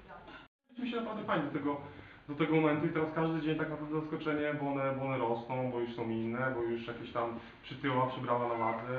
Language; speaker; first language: Polish; native; Polish